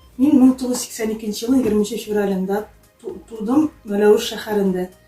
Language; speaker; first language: Tatar; native; Tatar